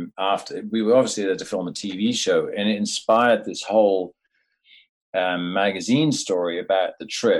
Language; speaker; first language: English; native; English